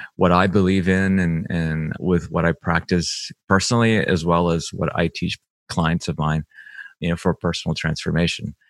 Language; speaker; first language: English; early bilingual, other home language; Spanish